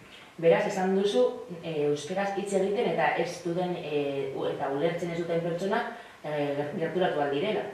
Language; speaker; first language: Basque; native; Basque